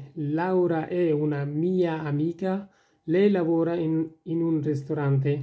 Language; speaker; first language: Italian; non-native, fluent; Persian